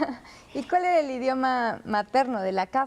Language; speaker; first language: Spanish; native; Spanish